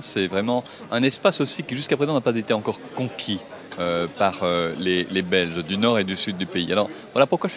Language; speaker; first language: French; native; French